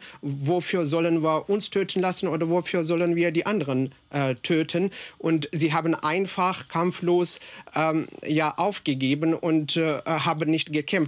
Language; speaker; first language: German; non-native, fluent; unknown